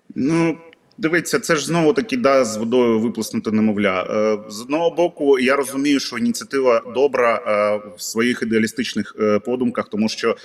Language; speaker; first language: Ukrainian; native; Ukrainian